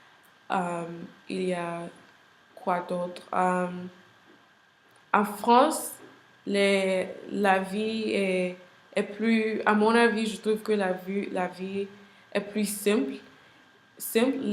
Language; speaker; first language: French; non-native, learner; English